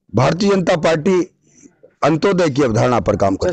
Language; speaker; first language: Hindi; native; Hindi